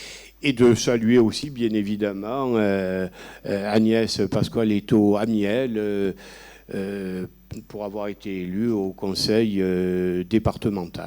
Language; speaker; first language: French; native; French